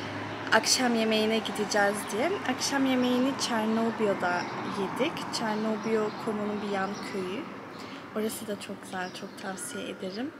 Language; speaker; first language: Turkish; early bilingual, heritage; Turkish